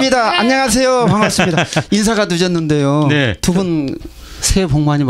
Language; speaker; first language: Korean; native; Korean